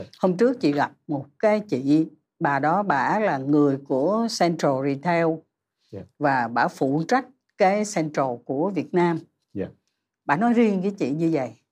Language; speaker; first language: Vietnamese; native; Vietnamese